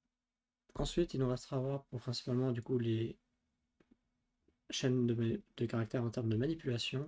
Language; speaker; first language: French; native; French